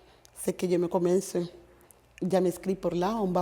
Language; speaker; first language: French; non-native, fluent; Spanish